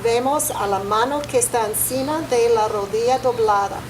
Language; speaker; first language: Spanish; non-native, fluent; English